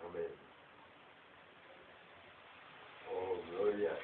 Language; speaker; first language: Spanish; native; Spanish